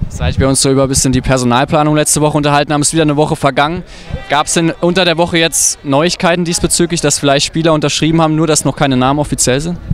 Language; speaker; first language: German; native; German